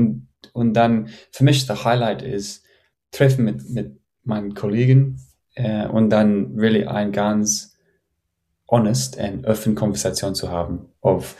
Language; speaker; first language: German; non-native, fluent; English